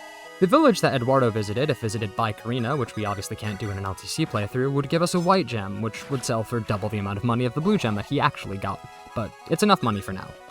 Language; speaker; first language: English; native; English